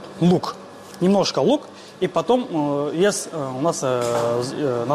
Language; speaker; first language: Russian; non-native, learner; Tajik